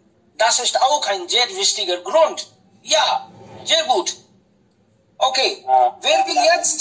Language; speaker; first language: German; non-native, fluent; Hindi